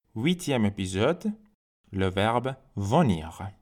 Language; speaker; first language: French; non-native, fluent; Persian